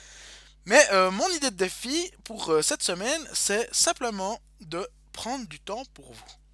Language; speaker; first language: French; native; French